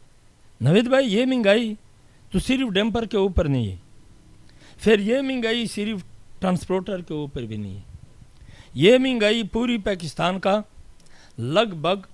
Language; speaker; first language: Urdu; non-native, local second language; Pashto